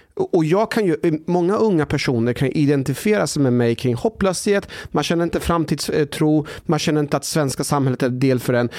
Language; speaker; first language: Swedish; early bilingual, other home language; Persian